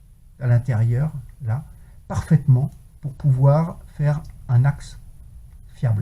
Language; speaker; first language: French; native; French